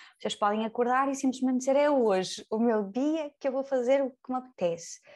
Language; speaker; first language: Portuguese; native; Portuguese